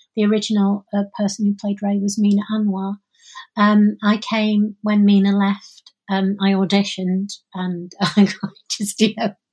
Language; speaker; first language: English; native; English